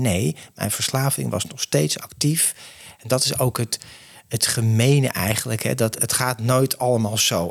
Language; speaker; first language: Dutch; native; Dutch